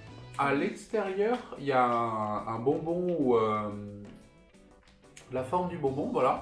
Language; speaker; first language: French; native; French